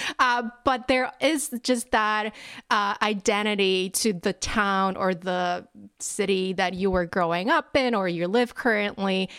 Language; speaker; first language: English; non-native, fluent; Polish